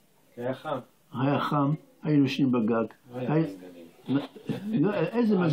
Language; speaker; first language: Hebrew; non-native, fluent; Arabic